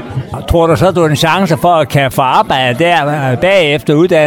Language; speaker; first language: Danish; native; Danish